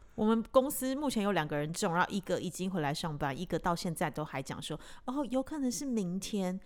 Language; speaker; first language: Chinese; native; Chinese